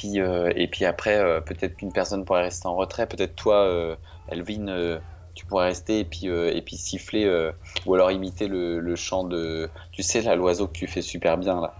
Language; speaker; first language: French; native; French